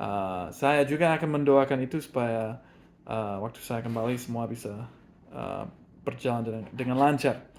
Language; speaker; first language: Indonesian; non-native, fluent; English